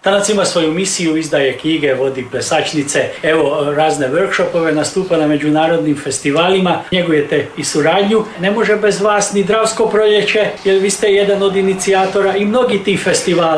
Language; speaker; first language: Serbian; native; Serbian